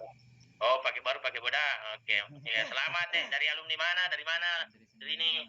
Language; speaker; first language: Indonesian; native; Indonesian